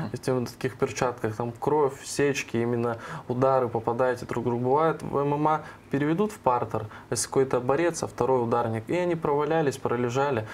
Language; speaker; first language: Russian; native; Russian